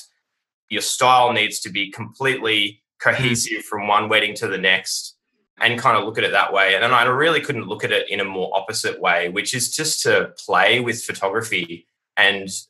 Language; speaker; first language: English; native; English